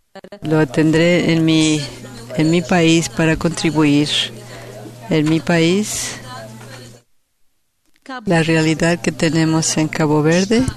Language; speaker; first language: Spanish; non-native, fluent; Portuguese